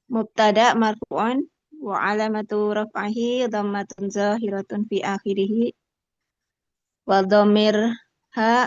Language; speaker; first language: Arabic; non-native, learner; Indonesian